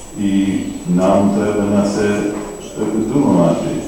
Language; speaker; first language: Ukrainian; non-native, fluent; English